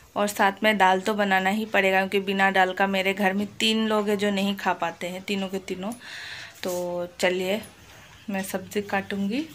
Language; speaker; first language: Hindi; non-native, local second language; Bangla